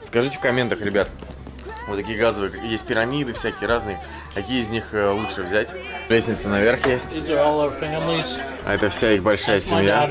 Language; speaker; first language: Russian; native; Russian